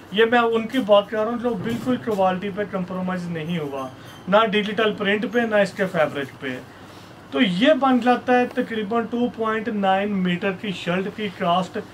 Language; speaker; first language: Urdu; native; Urdu